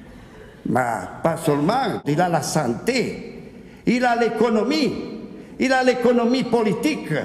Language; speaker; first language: French; non-native, fluent; Italian